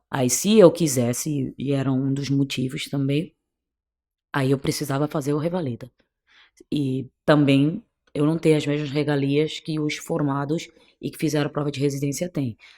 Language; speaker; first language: Portuguese; non-native, local second language; Kabuverdianu